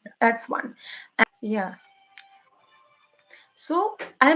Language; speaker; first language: English; non-native, local second language; Bangla